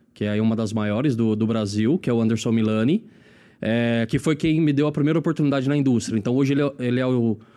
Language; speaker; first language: Portuguese; native; Portuguese